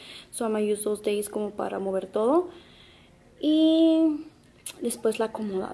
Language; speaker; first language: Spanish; early bilingual, heritage; Spanish